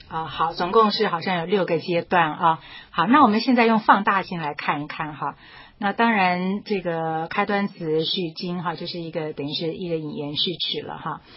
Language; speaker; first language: Chinese; native; Chinese